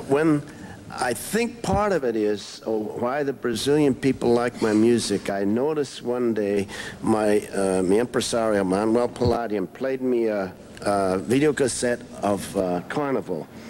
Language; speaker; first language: English; native; English